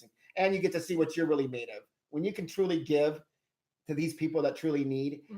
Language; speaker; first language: English; native; English